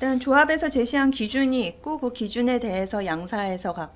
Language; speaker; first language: Korean; native; Korean